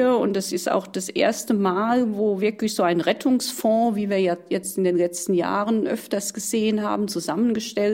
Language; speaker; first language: German; native; German